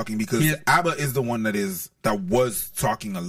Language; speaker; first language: English; non-native, fluent; French